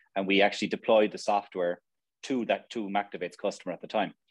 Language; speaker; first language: English; native; English